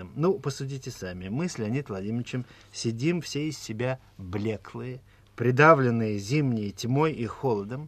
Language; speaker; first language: Russian; native; Russian